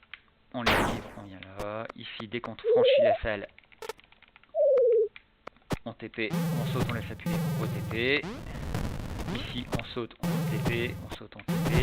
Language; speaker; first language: French; native; French